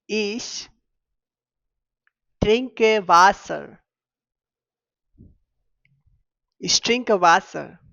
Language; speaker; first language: German; non-native, fluent; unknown